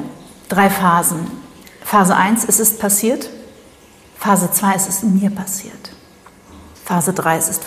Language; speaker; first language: German; native; German